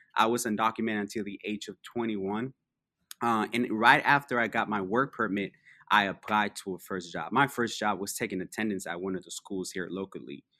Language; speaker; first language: English; early bilingual, other home language; Spanish